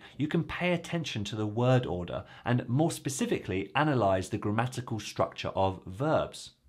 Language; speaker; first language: English; native; English